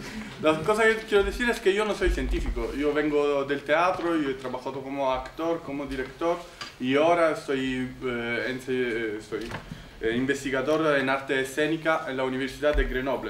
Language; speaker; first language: Spanish; non-native, fluent; Italian